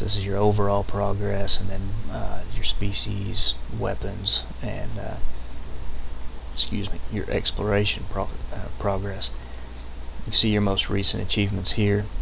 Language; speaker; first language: English; native; English